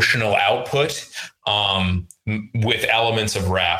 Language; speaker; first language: English; early bilingual, other home language; Russian